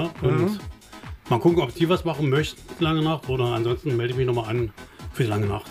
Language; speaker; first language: German; native; German